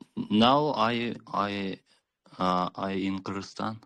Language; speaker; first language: English; non-native, learner; Kyrgyz